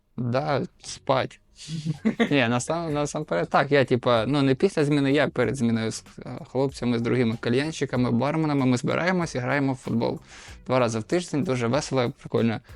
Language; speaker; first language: Ukrainian; non-native, local second language; Russian